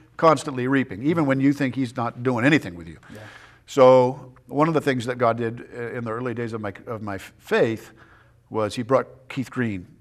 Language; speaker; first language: English; native; English